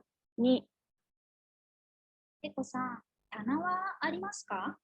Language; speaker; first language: Japanese; non-native, learner; Indonesian